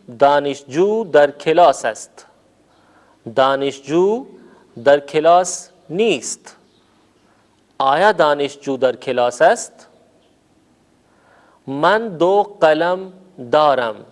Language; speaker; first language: Persian; non-native, fluent; Urdu